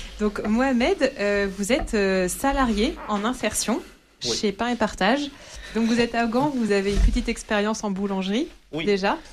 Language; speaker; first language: French; native; French